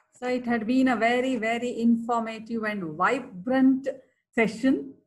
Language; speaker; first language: English; non-native, local second language; Kannada